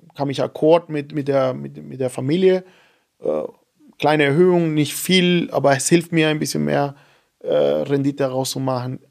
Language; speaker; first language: German; non-native, fluent; Spanish